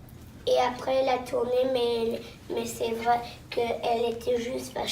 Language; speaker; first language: French; non-native, local second language; English